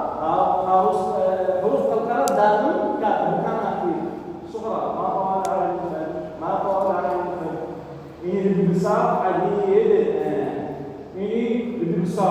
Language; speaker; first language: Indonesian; non-native, learner; Arabic